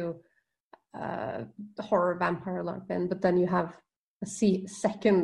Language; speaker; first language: English; non-native, fluent; Norwegian